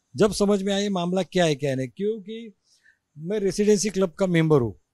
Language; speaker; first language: Hindi; non-native, local second language; Marathi